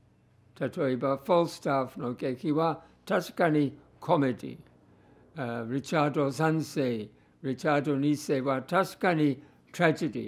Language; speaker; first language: Japanese; non-native, fluent; English